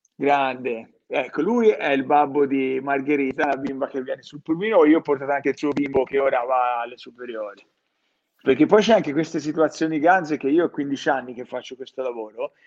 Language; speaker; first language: Italian; native; Italian